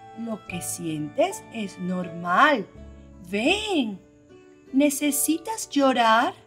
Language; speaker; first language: Spanish; native; Spanish